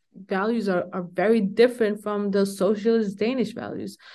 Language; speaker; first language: English; early bilingual, heritage; Danish